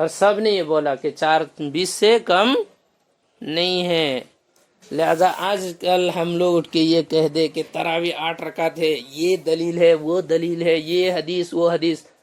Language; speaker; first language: Urdu; non-native, local second language; Manipuri